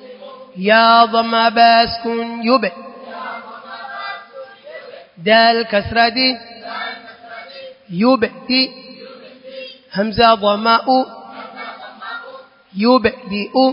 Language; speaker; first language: Arabic; non-native, learner; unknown